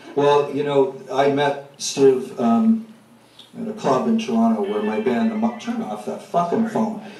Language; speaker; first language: English; native; English